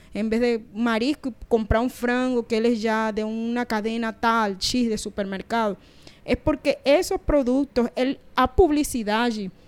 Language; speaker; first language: Portuguese; non-native, learner; Spanish